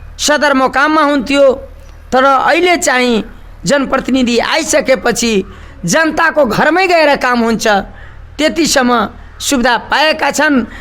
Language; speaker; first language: Nepali; non-native, local second language; Maithili